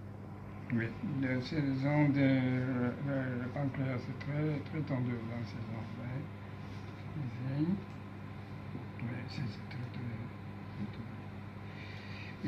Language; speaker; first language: French; non-native, learner; Japanese